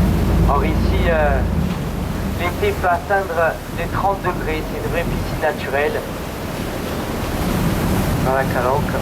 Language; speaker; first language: French; native; French